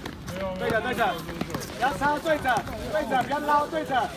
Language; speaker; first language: Chinese; native; Chinese